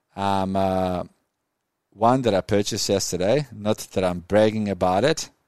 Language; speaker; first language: English; non-native, fluent; Croatian